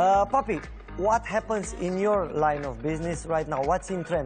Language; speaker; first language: English; non-native, fluent; Romanian